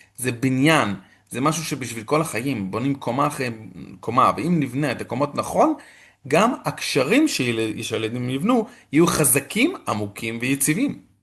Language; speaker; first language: Hebrew; non-native, fluent; English